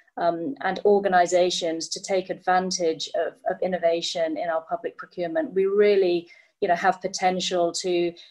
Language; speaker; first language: English; native; English